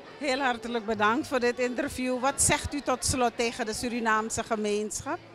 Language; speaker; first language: Dutch; native; Dutch